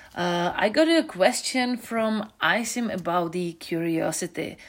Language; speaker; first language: English; non-native, fluent; Czech